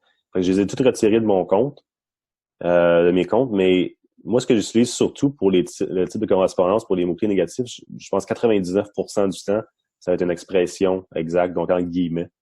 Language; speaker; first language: French; non-native, local second language; English